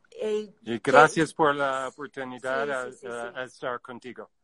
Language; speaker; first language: Spanish; non-native, learner; English